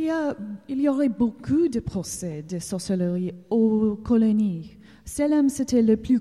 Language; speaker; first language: French; non-native, learner; English